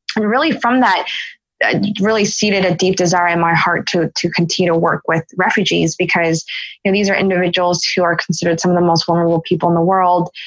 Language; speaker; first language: English; native; English